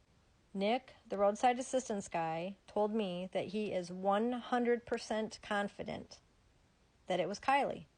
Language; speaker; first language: English; native; English